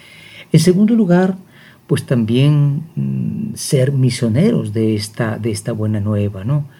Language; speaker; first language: Spanish; native; Spanish